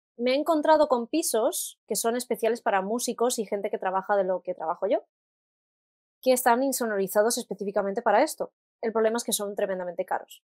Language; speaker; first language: Spanish; native; Spanish